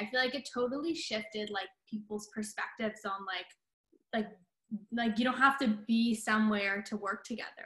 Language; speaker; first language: English; native; English